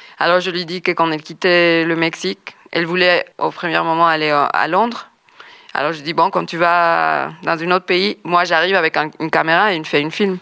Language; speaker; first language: French; non-native, fluent; Spanish